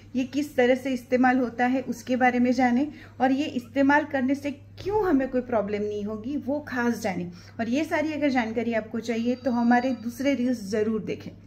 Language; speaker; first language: Hindi; non-native, local second language; Gujarati